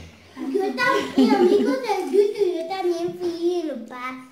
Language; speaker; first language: Spanish; early bilingual, heritage; Spanish